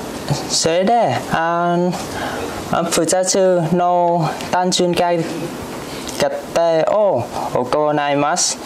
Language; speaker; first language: Japanese; non-native, learner; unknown